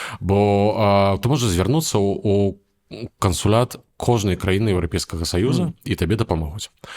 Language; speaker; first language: Belarusian; native; Belarusian